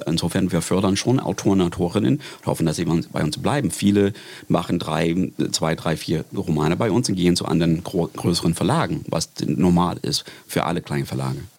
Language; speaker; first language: German; non-native, fluent; English